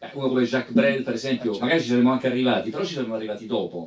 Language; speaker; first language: Italian; native; Italian